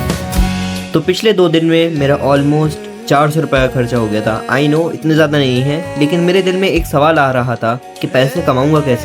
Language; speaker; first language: Hindi; native; Hindi